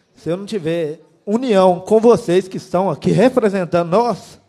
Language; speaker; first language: Portuguese; native; Portuguese